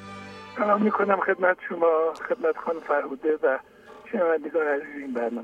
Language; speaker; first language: Persian; native; Persian